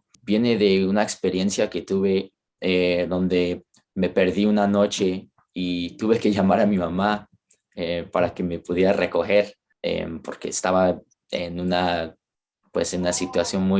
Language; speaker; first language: Spanish; early bilingual, heritage; Spanish